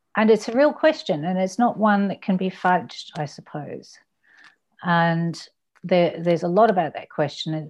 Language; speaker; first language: English; native; English